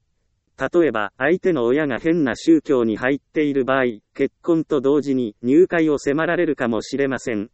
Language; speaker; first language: Japanese; native; Japanese